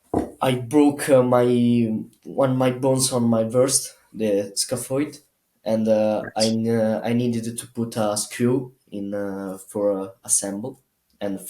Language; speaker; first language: English; non-native, learner; Italian